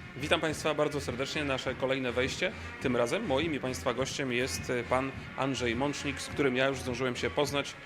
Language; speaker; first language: Polish; native; Polish